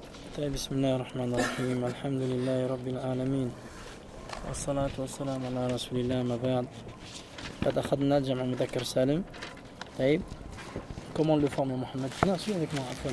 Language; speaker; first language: Arabic; non-native, fluent; French